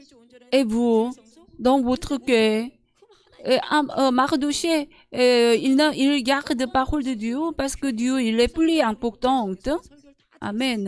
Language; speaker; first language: French; non-native, learner; Korean